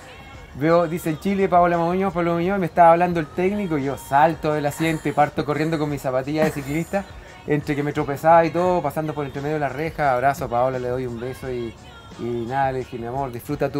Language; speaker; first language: Spanish; native; Spanish